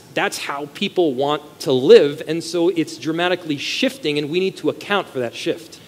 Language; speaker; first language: English; native; English